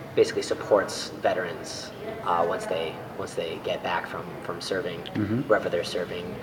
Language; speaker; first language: English; native; English